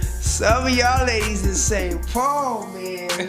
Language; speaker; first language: English; native; English